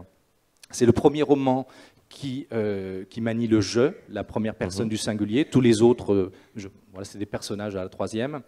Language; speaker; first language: French; native; French